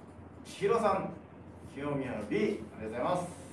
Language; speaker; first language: Japanese; native; Japanese